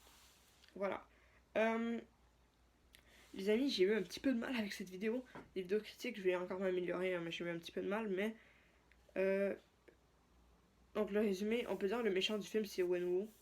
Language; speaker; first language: French; native; French